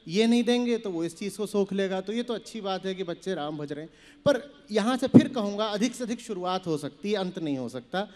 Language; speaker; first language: Hindi; native; Hindi